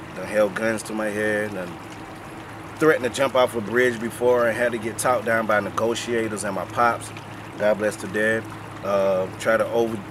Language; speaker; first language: English; native; English